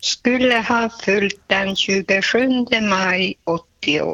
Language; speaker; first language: Swedish; non-native, local second language; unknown